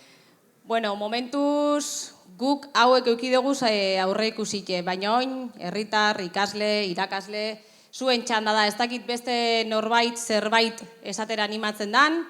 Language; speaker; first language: Basque; native; Basque